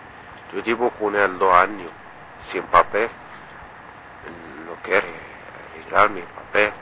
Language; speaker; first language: Spanish; non-native, learner; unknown